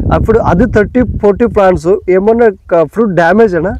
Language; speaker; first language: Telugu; non-native, learner; Kannada